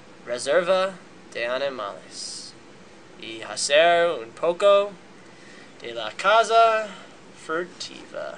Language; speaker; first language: Spanish; non-native, learner; English